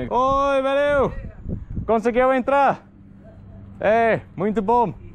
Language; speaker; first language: Portuguese; non-native, learner; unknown